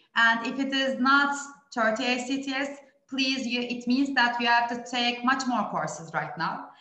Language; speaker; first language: English; non-native, fluent; Turkish